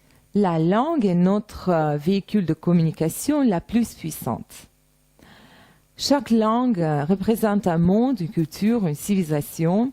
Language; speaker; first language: French; non-native, fluent; Russian